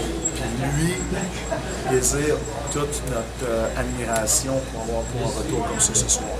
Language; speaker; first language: French; native; French